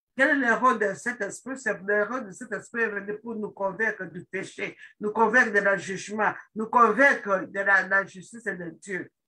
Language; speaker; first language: French; non-native, local second language; Lingala